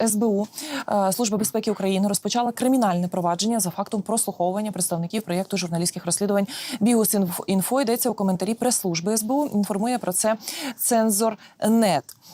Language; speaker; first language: Ukrainian; native; Ukrainian